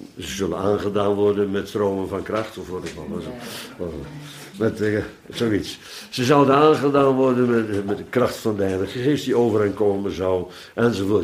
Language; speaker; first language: Dutch; native; Dutch